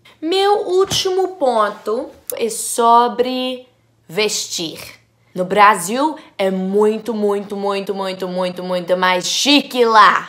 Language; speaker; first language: Portuguese; non-native, learner; English